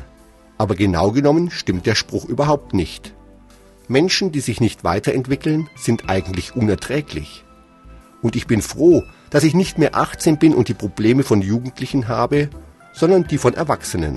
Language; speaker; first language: German; native; German